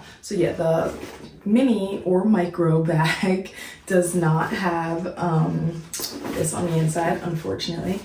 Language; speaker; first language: English; native; English